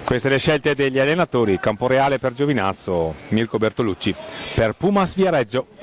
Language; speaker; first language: Italian; native; Italian